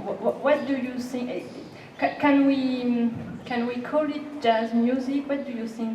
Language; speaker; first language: English; non-native, learner; French